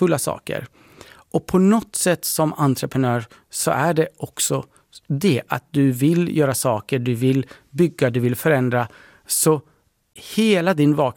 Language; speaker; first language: Swedish; early bilingual, other home language; Persian